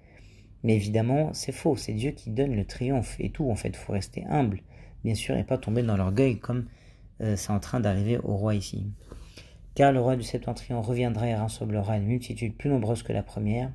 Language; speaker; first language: French; native; French